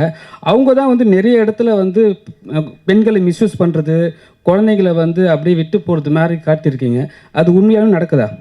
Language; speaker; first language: Tamil; native; Tamil